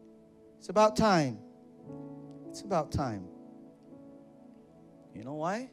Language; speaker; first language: English; non-native, local second language; Filipino